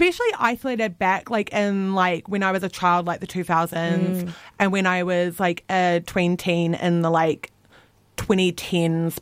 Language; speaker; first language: English; native; English